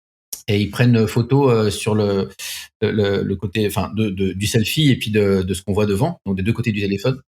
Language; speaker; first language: French; native; French